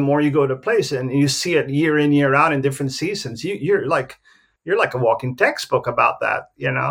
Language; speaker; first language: English; native; English